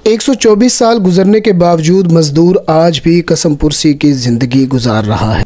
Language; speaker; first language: Urdu; non-native, local second language; Punjabi